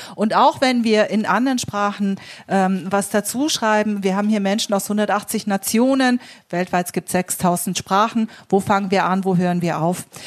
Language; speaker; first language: German; native; German